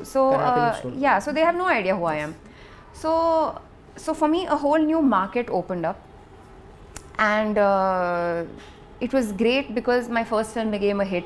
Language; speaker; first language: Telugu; non-native, fluent; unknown